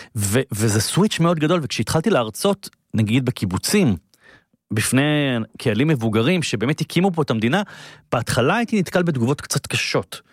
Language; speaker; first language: Hebrew; native; Hebrew